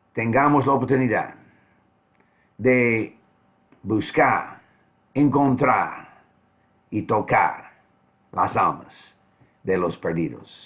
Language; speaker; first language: Spanish; non-native, fluent; English